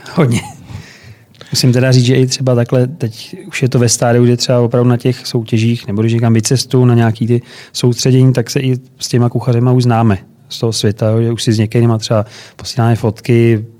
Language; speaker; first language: Czech; native; Czech